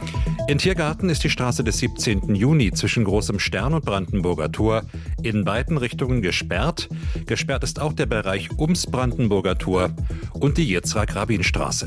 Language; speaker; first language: German; native; German